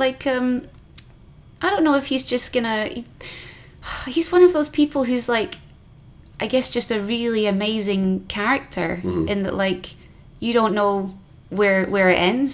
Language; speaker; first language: English; native; English